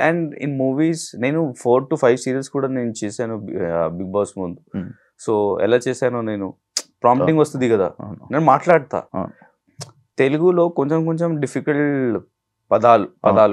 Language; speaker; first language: Telugu; non-native, learner; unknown